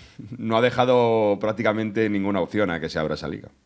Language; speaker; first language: Spanish; native; Spanish